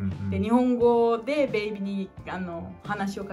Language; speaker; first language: Japanese; non-native, learner; Portuguese